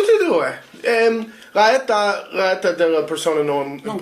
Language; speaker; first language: Italian; non-native, learner; English